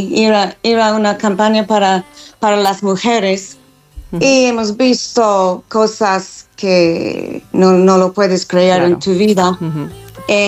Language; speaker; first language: Spanish; non-native, fluent; English